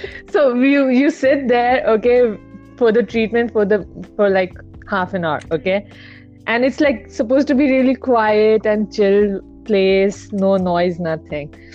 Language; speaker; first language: English; non-native, local second language; Urdu